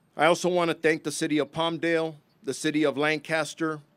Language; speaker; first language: English; early bilingual, other home language; Spanish